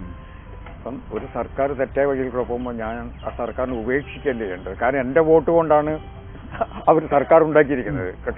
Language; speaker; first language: Malayalam; native; Malayalam